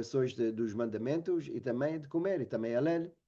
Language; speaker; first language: Portuguese; non-native, fluent; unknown